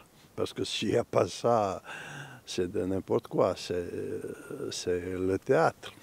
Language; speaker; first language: French; non-native, fluent; Bosnian